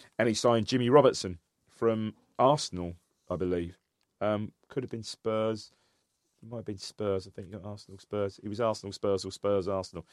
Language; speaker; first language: English; native; English